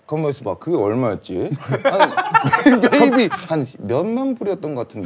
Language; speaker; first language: Korean; early bilingual, heritage; Korean